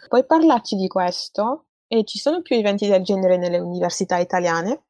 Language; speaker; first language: Italian; non-native, fluent; French